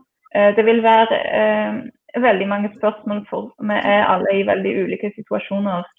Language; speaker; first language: Norwegian; non-native, fluent; Polish